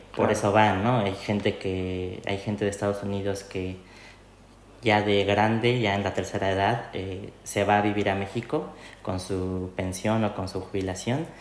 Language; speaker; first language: Spanish; native; Spanish